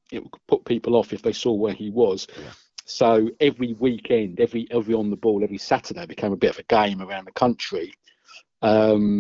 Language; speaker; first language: English; native; English